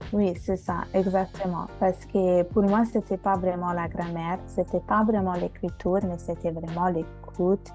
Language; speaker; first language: French; non-native, fluent; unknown